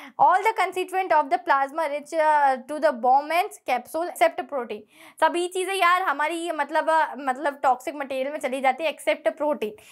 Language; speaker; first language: Hindi; native; Hindi